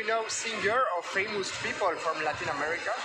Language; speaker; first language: English; non-native, learner; French